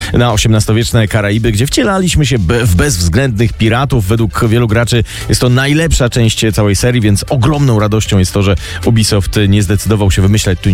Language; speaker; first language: Polish; native; Polish